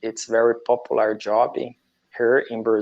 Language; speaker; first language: English; non-native, learner; Portuguese